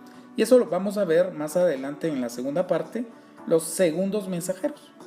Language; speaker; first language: Spanish; native; Spanish